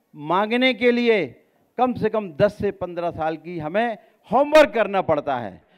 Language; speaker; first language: Hindi; native; Hindi